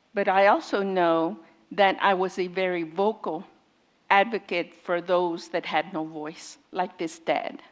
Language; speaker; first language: English; native; English